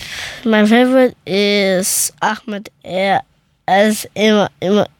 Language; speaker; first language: German; early bilingual, other home language; Persian